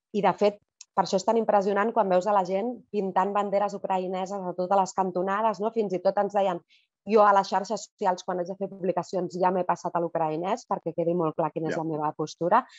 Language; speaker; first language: Catalan; native; Catalan